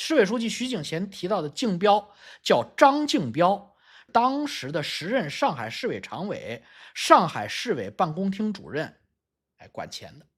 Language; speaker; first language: Chinese; native; Chinese